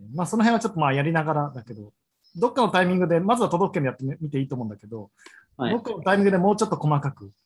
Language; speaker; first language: Japanese; native; Japanese